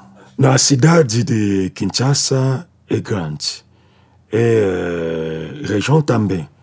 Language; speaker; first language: Portuguese; non-native, learner; Lingala